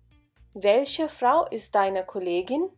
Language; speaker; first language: German; non-native, fluent; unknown